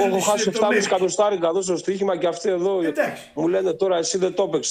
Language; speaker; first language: Greek; native; Greek